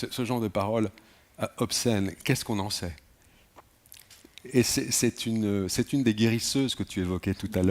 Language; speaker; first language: French; native; French